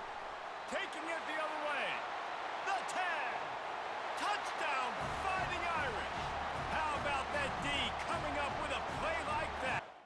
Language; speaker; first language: English; native; English